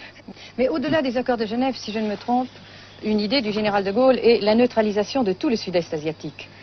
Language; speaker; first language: French; native; French